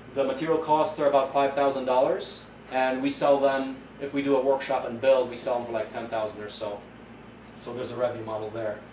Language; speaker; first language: English; non-native, fluent; Polish